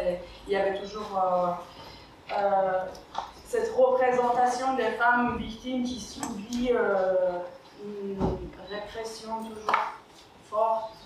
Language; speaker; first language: French; non-native, fluent; Persian